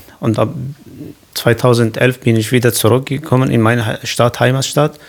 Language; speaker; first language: German; non-native, learner; Kurdish